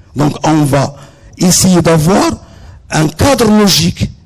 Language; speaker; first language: French; non-native, local second language; Arabic